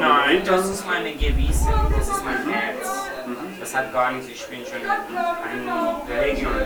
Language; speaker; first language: German; non-native, learner; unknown